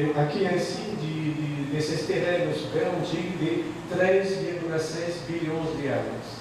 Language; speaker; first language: Portuguese; non-native, fluent; French